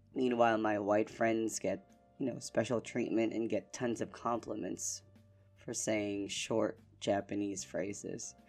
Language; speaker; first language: English; non-native, local second language; Filipino